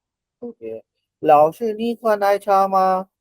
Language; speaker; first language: Chinese; non-native, fluent; Hindi